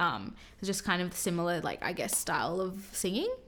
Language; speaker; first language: English; native; English